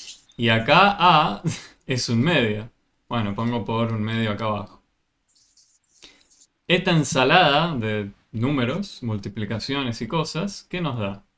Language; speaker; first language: Spanish; native; Spanish